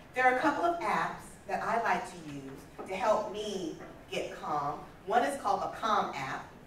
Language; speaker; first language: English; native; English